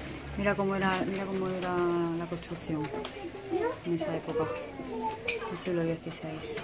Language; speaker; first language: Spanish; native; Spanish